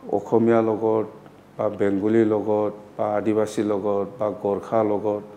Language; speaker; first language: Assamese; non-native, local second language; Bodo